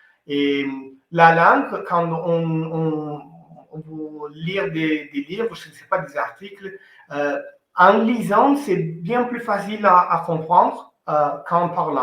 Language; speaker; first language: French; non-native, fluent; Italian